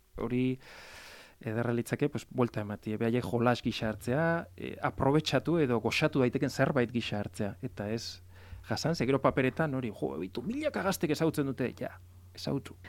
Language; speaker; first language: Basque; native; Basque